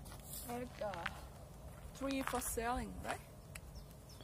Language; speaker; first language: English; non-native, learner; Thai